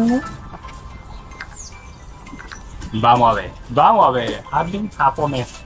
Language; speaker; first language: Spanish; non-native, learner; Japanese